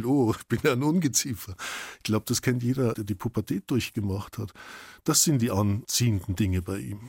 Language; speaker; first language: German; native; German